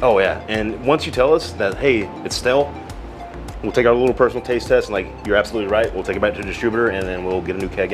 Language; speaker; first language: English; native; English